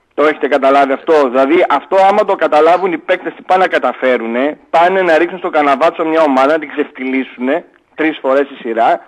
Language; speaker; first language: Greek; native; Greek